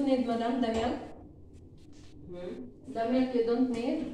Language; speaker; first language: English; non-native, local second language; Filipino